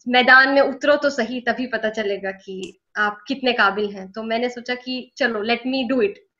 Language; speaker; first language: Hindi; native; Hindi